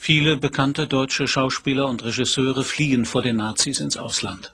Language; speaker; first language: German; native; German